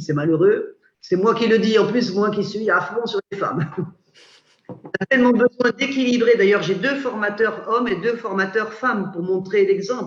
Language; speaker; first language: French; native; French